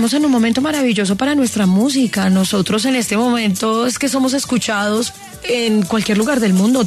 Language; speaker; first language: Spanish; native; Spanish